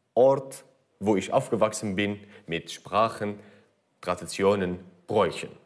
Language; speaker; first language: German; non-native, fluent; Kurdish